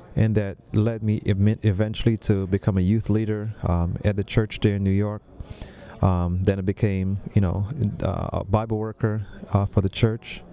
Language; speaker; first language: English; native; English